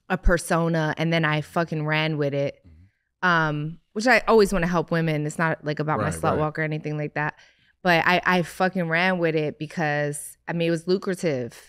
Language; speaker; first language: English; native; English